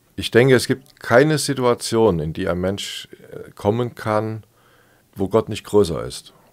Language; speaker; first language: German; native; German